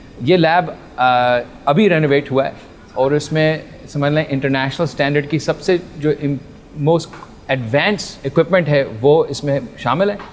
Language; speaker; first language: Urdu; early bilingual, heritage; Urdu